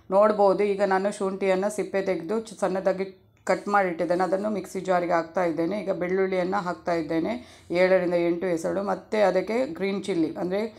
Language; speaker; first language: Kannada; non-native, local second language; Tulu